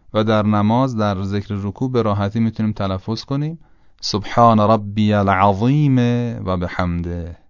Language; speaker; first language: Persian; native; Persian